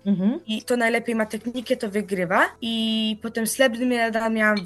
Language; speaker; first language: Polish; early bilingual, heritage; Polish